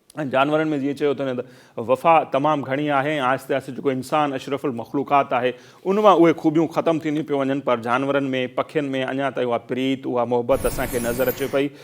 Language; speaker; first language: Sindhi; native; Sindhi